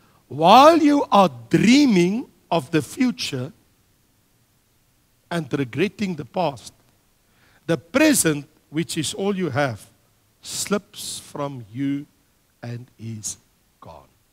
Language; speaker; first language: English; non-native, local second language; Afrikaans